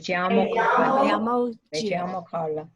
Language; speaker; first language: Spanish; non-native, learner; English